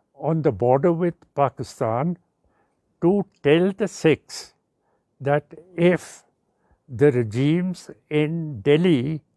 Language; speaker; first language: English; non-native, local second language; Punjabi